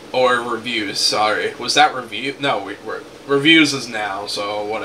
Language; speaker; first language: English; native; English